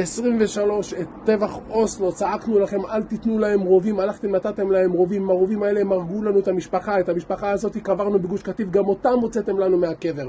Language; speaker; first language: Hebrew; native; Hebrew